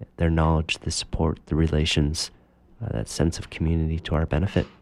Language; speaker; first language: English; native; English